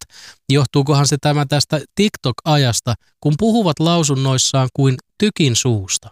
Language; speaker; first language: Finnish; native; Finnish